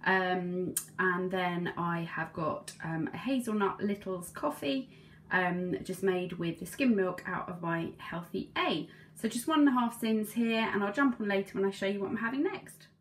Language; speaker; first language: English; native; English